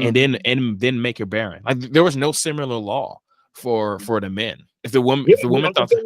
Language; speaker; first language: English; native; English